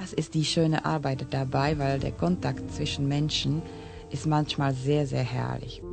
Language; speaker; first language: German; non-native, learner; Czech